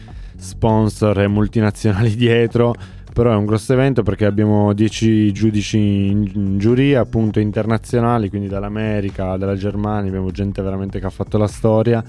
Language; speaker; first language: Italian; native; Italian